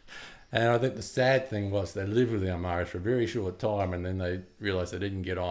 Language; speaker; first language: English; native; English